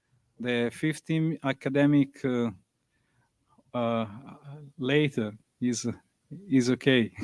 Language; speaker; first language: English; non-native, learner; Italian